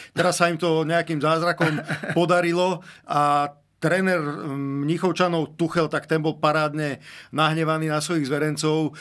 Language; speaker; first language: Slovak; native; Slovak